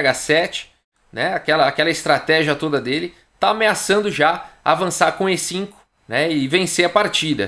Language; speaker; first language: Portuguese; native; Portuguese